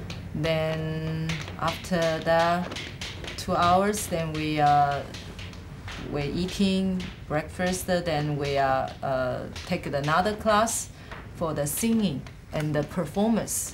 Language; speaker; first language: English; non-native, learner; Chinese